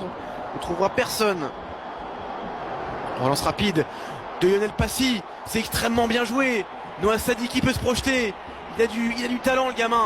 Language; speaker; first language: French; native; French